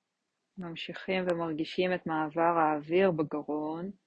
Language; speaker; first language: Hebrew; native; Hebrew